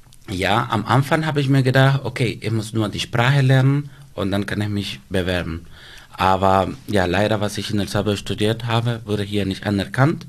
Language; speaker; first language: German; non-native, fluent; Spanish